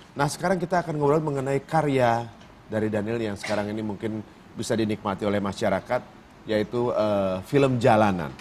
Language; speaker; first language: Indonesian; native; Indonesian